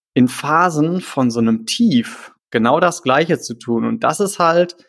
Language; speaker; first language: German; native; German